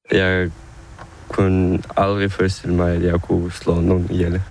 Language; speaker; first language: Danish; non-native, fluent; Ukrainian